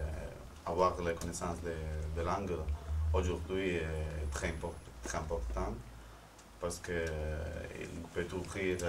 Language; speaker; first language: French; non-native, fluent; Spanish